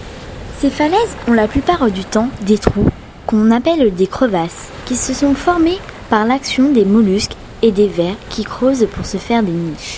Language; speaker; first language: French; native; French